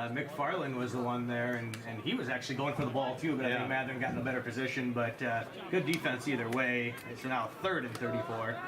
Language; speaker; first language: English; native; English